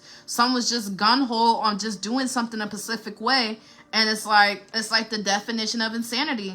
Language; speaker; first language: English; native; English